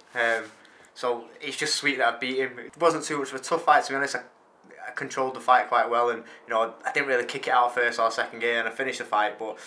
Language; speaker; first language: English; native; English